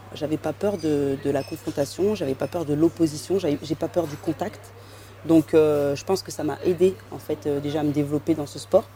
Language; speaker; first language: French; native; French